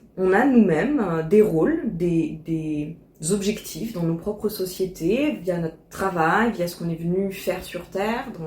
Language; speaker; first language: French; native; French